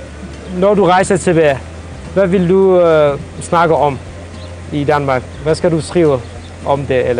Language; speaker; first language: Danish; non-native, fluent; Central Kurdish